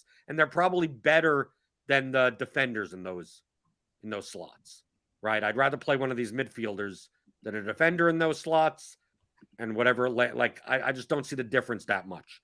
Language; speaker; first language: English; native; English